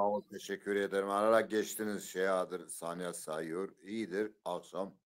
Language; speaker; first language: Turkish; non-native, local second language; Zaza